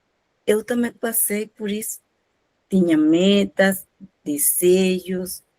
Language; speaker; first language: Portuguese; non-native, fluent; Spanish